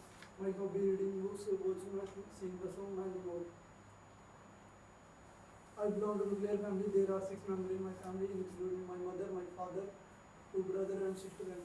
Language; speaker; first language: English; non-native, learner; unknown